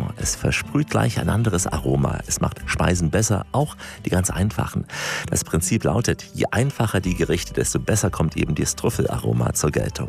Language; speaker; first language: German; native; German